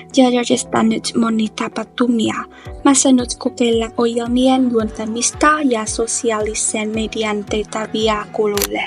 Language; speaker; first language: Finnish; non-native, learner; Vietnamese